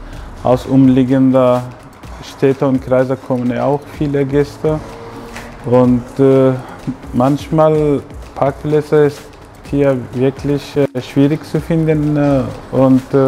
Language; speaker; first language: German; non-native, fluent; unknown